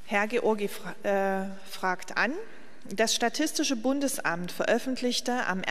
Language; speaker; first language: German; native; German